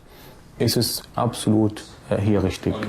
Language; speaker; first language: German; non-native, learner; Arabic